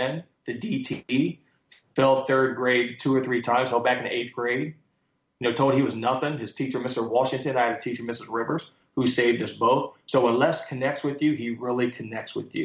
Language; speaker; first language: English; native; English